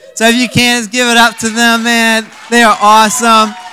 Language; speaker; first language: English; native; English